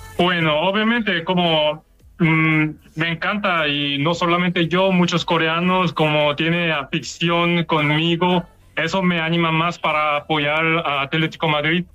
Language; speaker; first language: Spanish; non-native, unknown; Korean